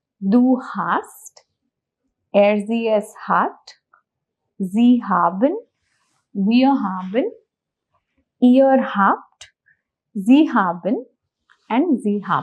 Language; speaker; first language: German; non-native, fluent; English